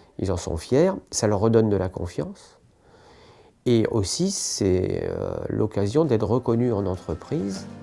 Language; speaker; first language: French; native; French